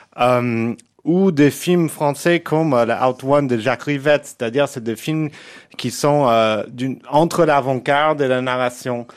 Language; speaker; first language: French; non-native, fluent; English